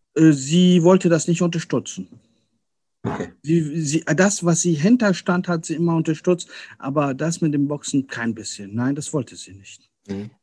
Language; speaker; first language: German; early bilingual, other home language; Arabic